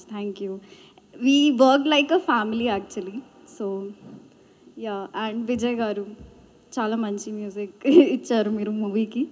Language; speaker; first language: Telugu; non-native, local second language; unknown